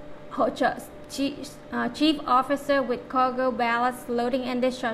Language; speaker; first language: English; non-native, fluent; Vietnamese